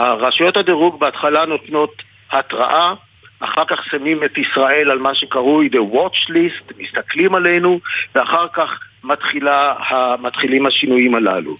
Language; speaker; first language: Hebrew; native; Hebrew